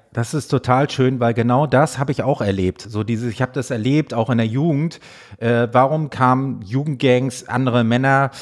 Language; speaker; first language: German; native; German